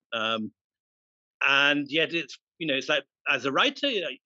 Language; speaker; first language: English; native; English